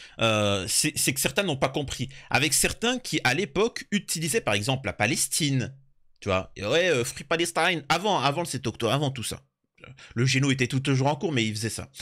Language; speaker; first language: French; native; French